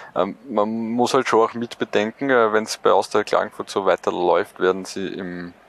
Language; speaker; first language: German; native; German